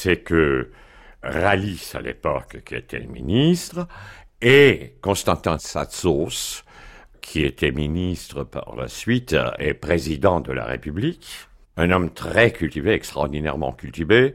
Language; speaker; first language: French; non-native, fluent; Greek